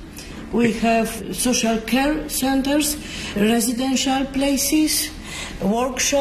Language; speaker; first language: English; non-native, learner; Polish